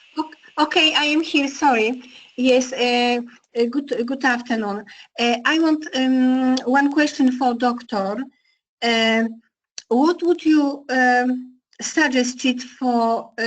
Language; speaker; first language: English; non-native, learner; Polish